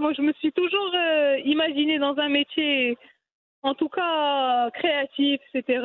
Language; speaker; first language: French; non-native, local second language; Arabic